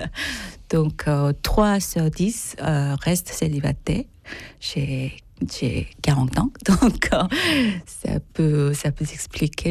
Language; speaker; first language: French; non-native, fluent; Korean